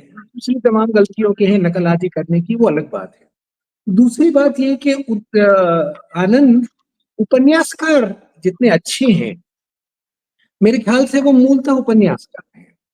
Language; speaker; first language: Hindi; native; Hindi